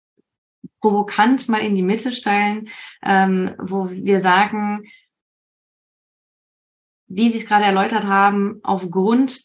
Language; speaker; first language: German; native; German